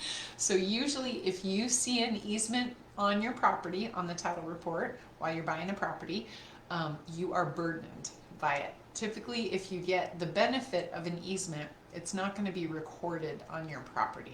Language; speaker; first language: English; native; English